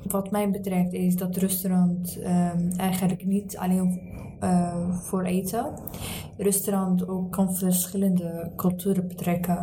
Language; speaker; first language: Dutch; early bilingual, other home language; Arabic